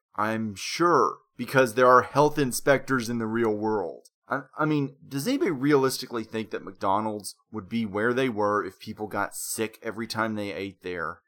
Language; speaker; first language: English; native; English